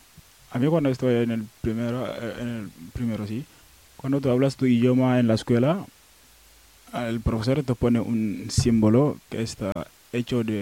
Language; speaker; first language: Spanish; non-native, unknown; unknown